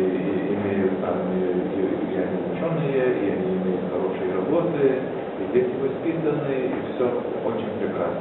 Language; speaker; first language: Russian; non-native, fluent; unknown